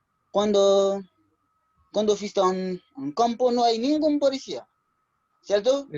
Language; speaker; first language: Spanish; non-native, learner; Haitian Creole